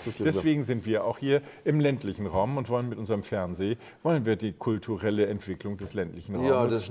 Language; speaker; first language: German; native; German